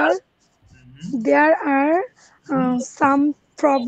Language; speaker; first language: English; non-native, learner; Bangla